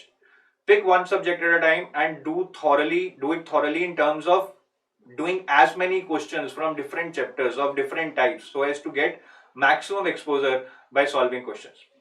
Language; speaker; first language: English; non-native, local second language; Hindi